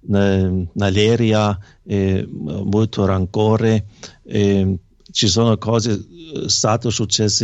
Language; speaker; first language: Italian; non-native, fluent; German